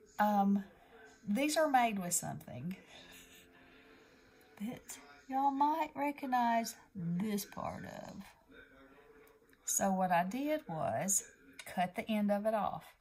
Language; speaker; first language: English; native; English